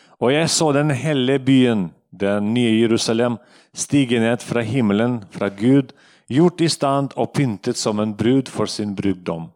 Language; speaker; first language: Norwegian; non-native, fluent; Russian